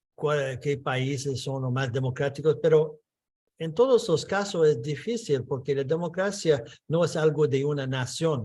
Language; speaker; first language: Spanish; non-native, fluent; English